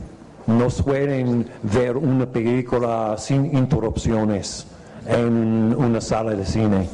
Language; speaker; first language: Spanish; non-native, fluent; English